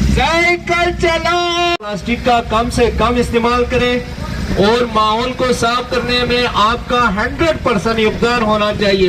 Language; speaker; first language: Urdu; non-native, local second language; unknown